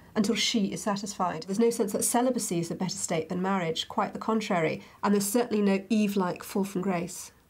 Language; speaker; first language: English; native; English